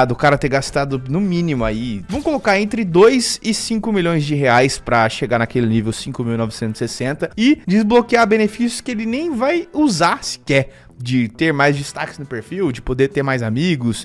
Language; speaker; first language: Portuguese; native; Portuguese